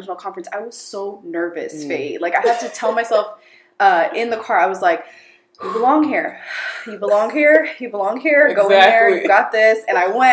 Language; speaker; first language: English; early bilingual, other home language; Amharic